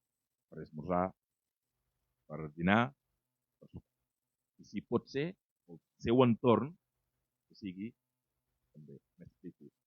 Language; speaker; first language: Catalan; non-native, fluent; Wolof